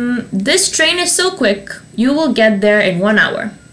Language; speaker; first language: English; non-native, fluent; Serbian